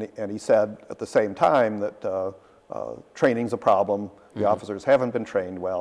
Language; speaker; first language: English; native; English